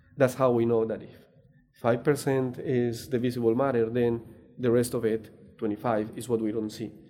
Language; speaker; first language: English; non-native, fluent; Spanish